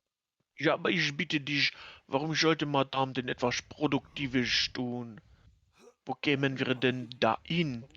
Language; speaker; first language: German; native; German